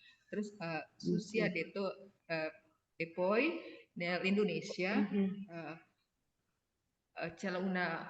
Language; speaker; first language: Italian; non-native, learner; Indonesian